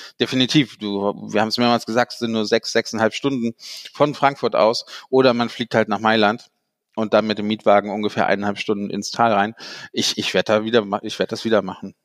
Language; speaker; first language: German; native; German